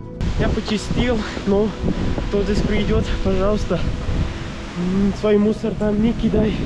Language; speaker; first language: Russian; non-native, learner; Urdu